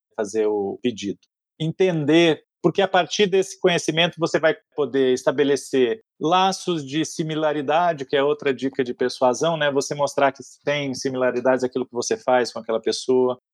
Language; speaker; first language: Portuguese; native; Portuguese